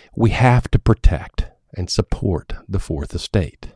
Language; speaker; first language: English; native; English